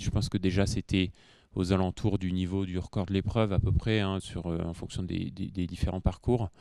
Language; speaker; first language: French; native; French